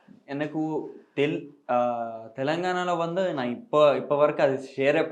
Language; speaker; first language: Tamil; non-native, learner; Telugu